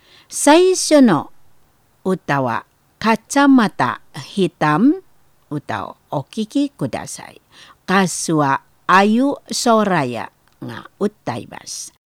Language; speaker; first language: Japanese; non-native, learner; Indonesian